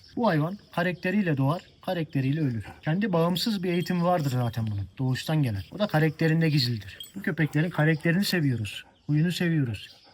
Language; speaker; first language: Turkish; native; Turkish